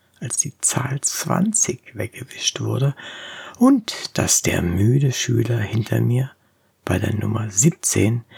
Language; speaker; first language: German; native; German